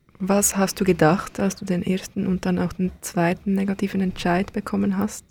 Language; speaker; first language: German; native; German